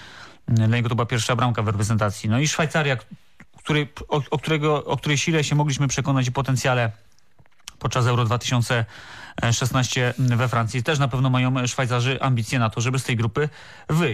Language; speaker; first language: Polish; native; Polish